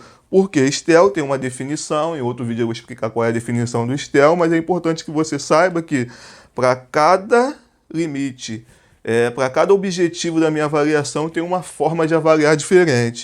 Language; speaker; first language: Portuguese; native; Portuguese